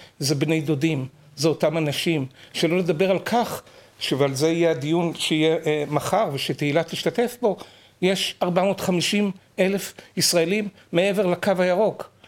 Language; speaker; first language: Hebrew; native; Hebrew